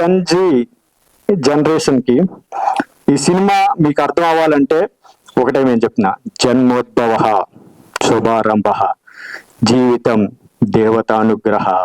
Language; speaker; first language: Telugu; native; Telugu